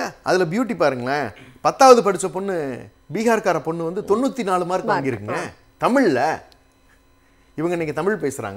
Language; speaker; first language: Tamil; native; Tamil